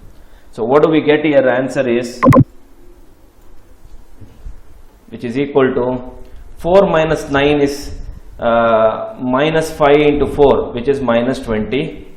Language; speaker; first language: English; non-native, local second language; Kannada